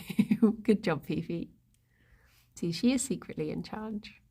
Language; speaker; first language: English; native; English